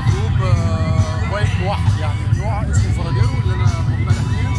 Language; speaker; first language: Arabic; native; Arabic